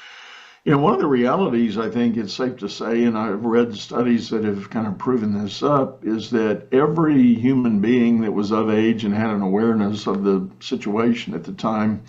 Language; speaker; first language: English; native; English